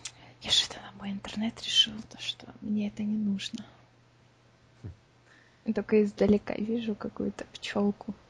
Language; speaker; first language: Russian; native; Russian